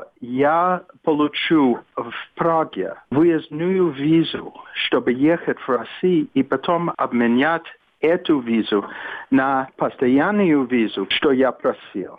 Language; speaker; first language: Russian; non-native, fluent; English